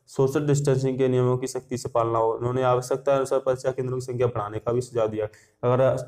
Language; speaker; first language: Hindi; native; Hindi